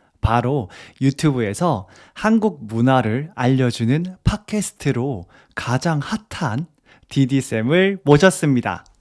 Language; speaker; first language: Korean; native; Korean